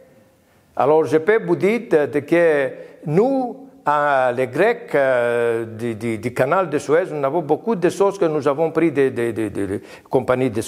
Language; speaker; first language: French; non-native, learner; Greek